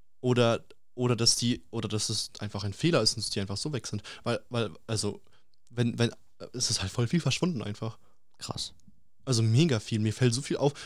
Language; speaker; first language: German; early bilingual, other home language; Russian